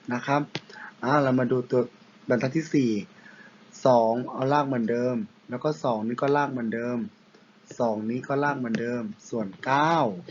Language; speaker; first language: Thai; non-native, local second language; Pattani Malay